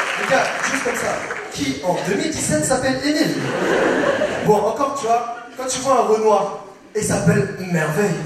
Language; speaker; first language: French; early bilingual, other home language; Vietnamese